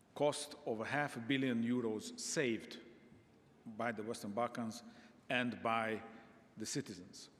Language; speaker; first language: English; non-native, fluent; Hungarian